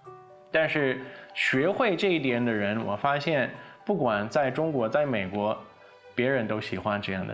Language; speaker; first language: Chinese; non-native, fluent; English